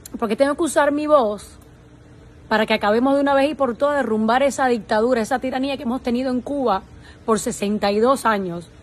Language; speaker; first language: Spanish; native; Spanish